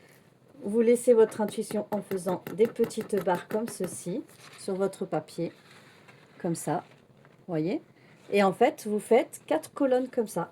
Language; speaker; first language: French; native; French